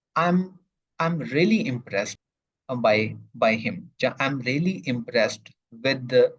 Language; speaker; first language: English; non-native, local second language; Punjabi